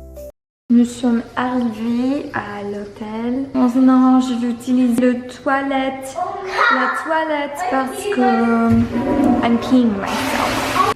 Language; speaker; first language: French; non-native, learner; English